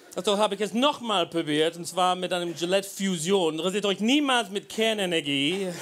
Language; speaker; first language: German; non-native, fluent; English